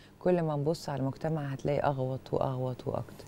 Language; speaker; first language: Arabic; native; Arabic